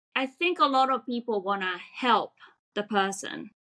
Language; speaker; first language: English; non-native, fluent; Japanese